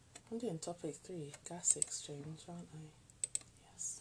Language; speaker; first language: English; native; English